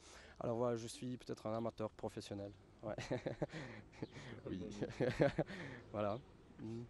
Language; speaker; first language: French; non-native, fluent; German